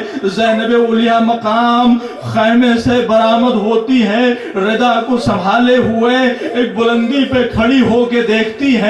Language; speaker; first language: Urdu; native; Urdu